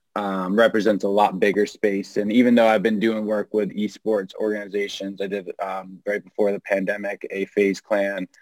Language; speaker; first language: English; native; English